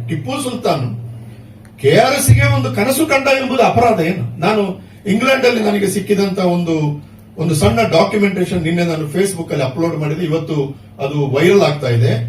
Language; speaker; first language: Kannada; non-native, local second language; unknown